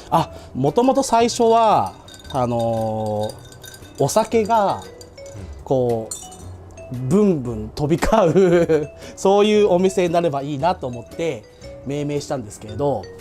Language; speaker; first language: Japanese; native; Japanese